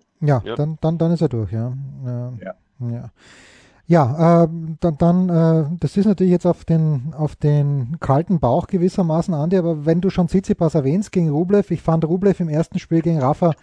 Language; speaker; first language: German; native; German